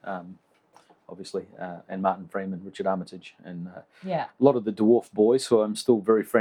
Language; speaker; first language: English; native; English